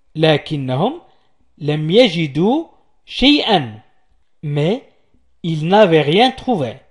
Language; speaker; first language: French; non-native, local second language; Arabic